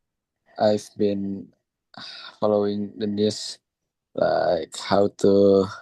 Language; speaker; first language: English; non-native, learner; Indonesian